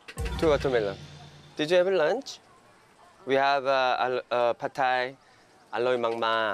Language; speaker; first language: English; non-native, learner; Korean